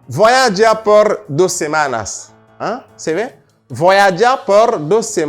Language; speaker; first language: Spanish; non-native, fluent; Haitian Creole